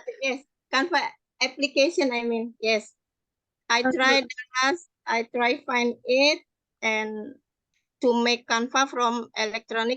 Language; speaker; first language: English; non-native, learner; Indonesian